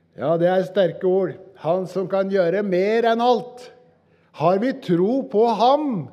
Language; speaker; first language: Norwegian; native; Norwegian